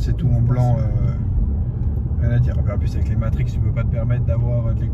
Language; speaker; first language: French; native; French